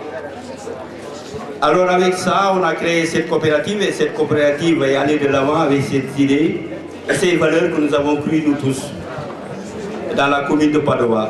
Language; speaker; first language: French; non-native, local second language; Wolof